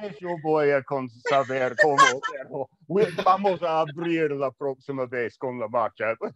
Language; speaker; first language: Spanish; non-native, fluent; English